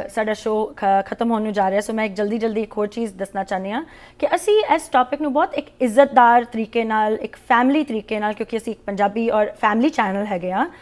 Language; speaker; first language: Punjabi; early bilingual, heritage; Punjabi